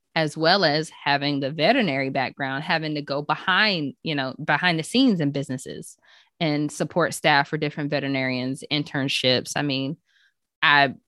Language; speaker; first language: English; native; English